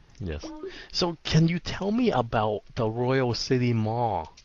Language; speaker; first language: English; non-native, fluent; Vietnamese